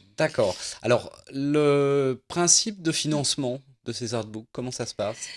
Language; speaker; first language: French; native; French